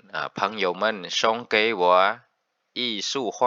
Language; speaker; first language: Chinese; non-native, fluent; Khmer